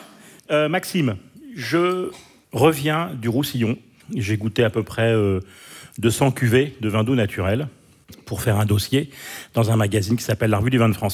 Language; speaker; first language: French; native; French